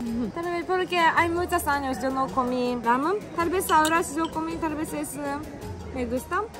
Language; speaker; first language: Spanish; non-native, learner; Japanese